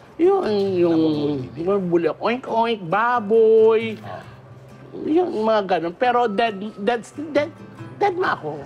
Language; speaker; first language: Filipino; non-native, local second language; Bikol